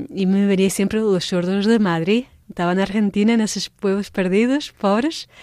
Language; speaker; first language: Spanish; non-native, fluent; Portuguese